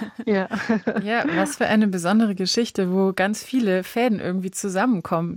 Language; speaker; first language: German; native; German